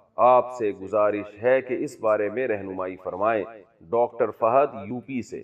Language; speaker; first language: Urdu; native; Urdu